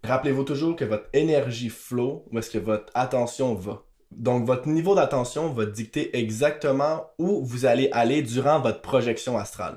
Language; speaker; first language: French; native; French